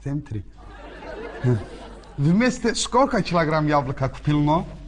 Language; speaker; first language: Russian; non-native, learner; Azerbaijani